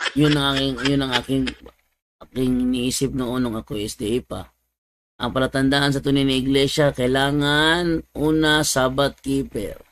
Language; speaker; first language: Filipino; non-native, local second language; Cebuano